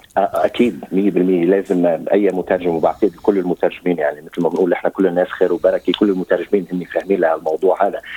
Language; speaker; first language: Arabic; native; Arabic